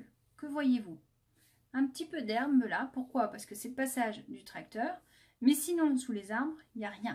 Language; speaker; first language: French; native; French